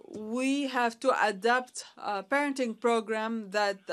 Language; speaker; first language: English; non-native, fluent; Arabic